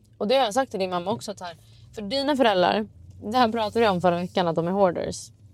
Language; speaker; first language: Swedish; native; Swedish